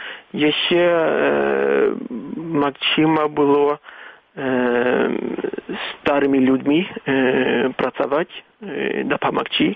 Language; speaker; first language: Belarusian; non-native, fluent; Swedish